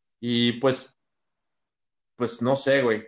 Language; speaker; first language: Spanish; native; Spanish